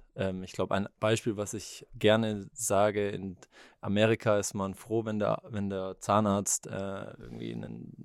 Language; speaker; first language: German; native; German